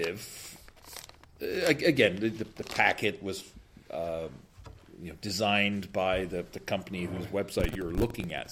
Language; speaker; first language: English; native; English